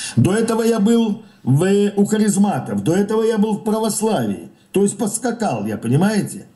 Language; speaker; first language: Russian; native; Russian